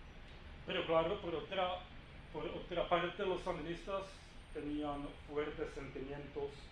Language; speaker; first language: Spanish; non-native, fluent; Czech